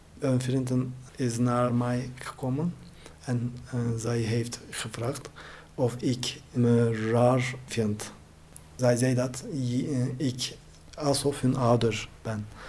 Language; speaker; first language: Dutch; non-native, learner; Turkish